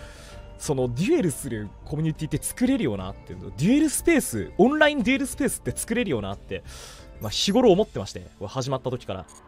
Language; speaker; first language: Japanese; native; Japanese